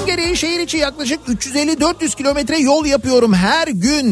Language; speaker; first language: Turkish; native; Turkish